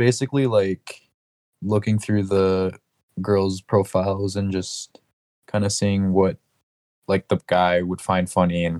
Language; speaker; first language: English; native; English